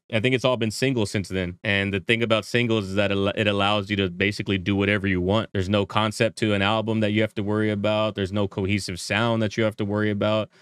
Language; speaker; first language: English; native; English